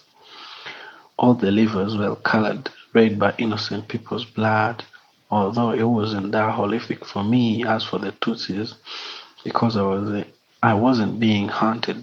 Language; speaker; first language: English; non-native, local second language; Kinyarwanda